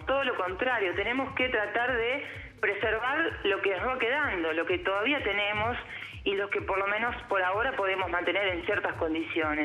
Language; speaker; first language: Spanish; native; Spanish